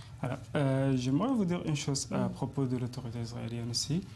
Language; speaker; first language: French; non-native, fluent; Arabic